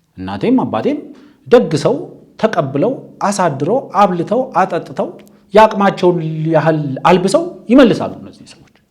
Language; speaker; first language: Amharic; native; Amharic